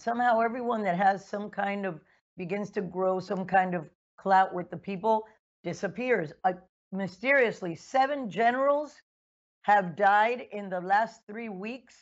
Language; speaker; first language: English; early bilingual, other home language; Spanish